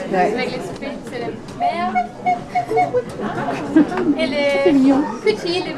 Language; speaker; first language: French; non-native, learner; German